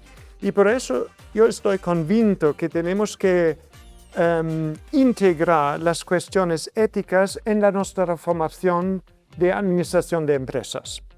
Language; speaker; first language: Spanish; non-native, fluent; German